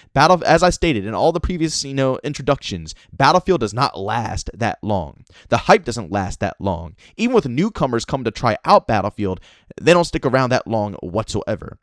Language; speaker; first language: English; native; English